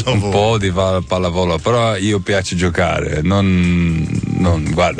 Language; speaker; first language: Italian; non-native, learner; Dutch